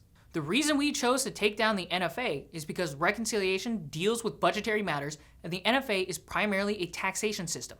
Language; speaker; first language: English; native; English